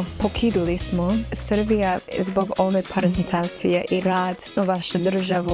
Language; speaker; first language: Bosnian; non-native, fluent; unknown